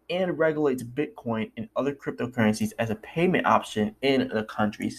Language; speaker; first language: English; native; English